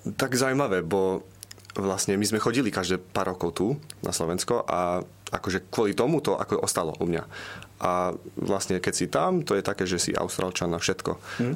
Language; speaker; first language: Slovak; early bilingual, heritage; Slovak